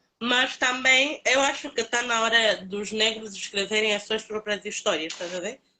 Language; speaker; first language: Portuguese; native; Portuguese